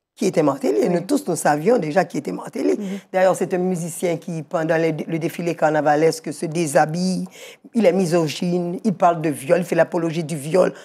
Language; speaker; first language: French; native; French